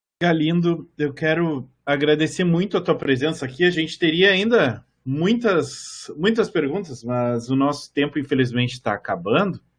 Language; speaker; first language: Portuguese; native; Portuguese